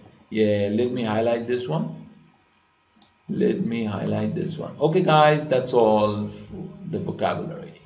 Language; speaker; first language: English; non-native, fluent; Persian